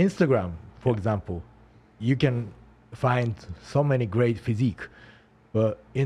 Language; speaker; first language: English; non-native, learner; Japanese